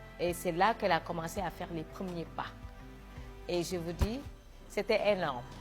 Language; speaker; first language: French; non-native, local second language; Wolof